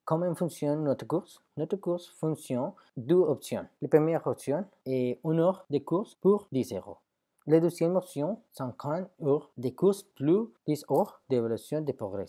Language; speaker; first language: French; non-native, fluent; Spanish